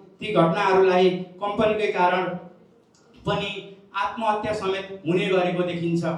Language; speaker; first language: Nepali; native; Nepali